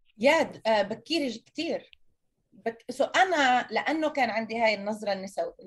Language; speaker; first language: Arabic; early bilingual, heritage; Arabic